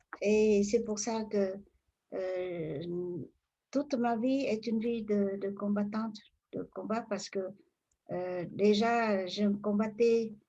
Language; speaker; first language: French; non-native, fluent; Vietnamese